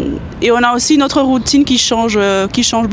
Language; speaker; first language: French; non-native, fluent; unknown